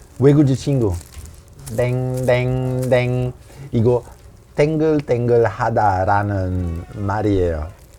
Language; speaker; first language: Korean; non-native, learner; Italian